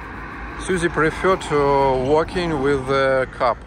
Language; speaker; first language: English; non-native, learner; Russian